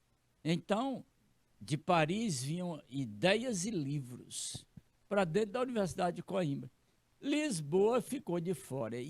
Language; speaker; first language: Portuguese; native; Portuguese